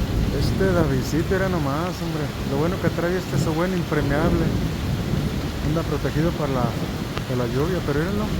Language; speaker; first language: Spanish; native; Spanish